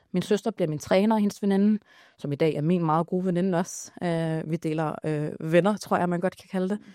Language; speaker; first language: Danish; early bilingual, other home language; Arabic